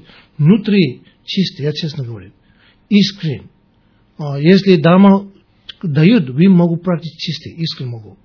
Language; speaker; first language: Russian; non-native, learner; Tibetan